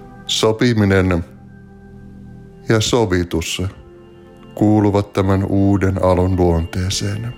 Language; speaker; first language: Finnish; native; Finnish